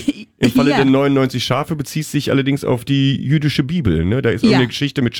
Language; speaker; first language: German; native; German